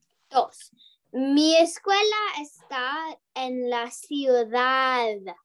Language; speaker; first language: Spanish; non-native, learner; English